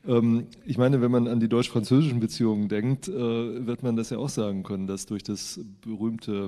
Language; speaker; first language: German; native; German